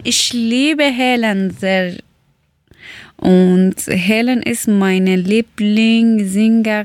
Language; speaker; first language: German; non-native, fluent; Persian